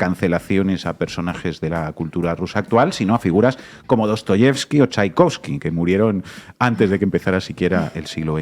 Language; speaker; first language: Spanish; native; Spanish